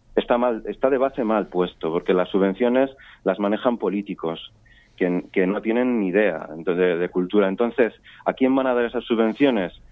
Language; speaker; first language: Spanish; native; Spanish